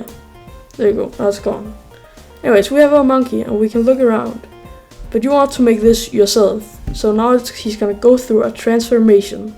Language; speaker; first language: English; native; English